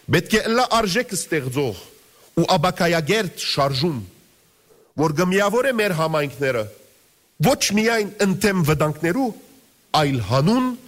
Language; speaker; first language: Armenian; early bilingual, heritage; Armenian